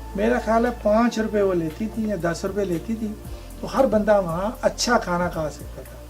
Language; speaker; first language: Urdu; non-native, local second language; Punjabi